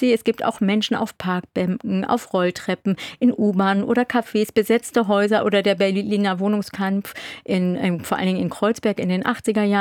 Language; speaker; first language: German; native; German